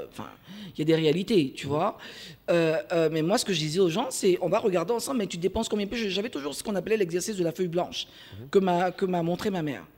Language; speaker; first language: French; native; French